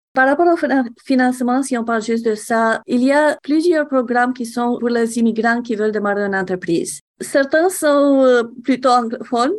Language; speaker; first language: French; non-native, fluent; Romanian